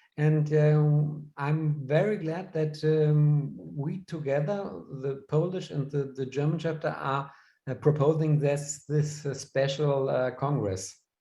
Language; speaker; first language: English; non-native, fluent; German